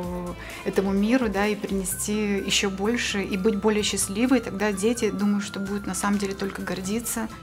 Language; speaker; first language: Russian; native; Russian